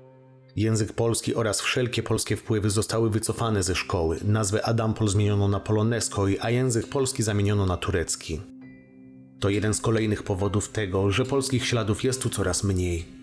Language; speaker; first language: Polish; native; Polish